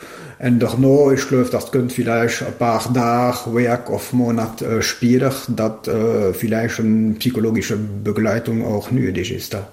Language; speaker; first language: German; non-native, local second language; French